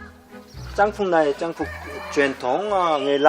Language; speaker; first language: Vietnamese; non-native, fluent; Korean